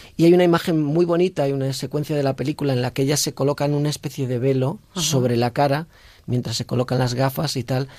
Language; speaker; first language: Spanish; native; Spanish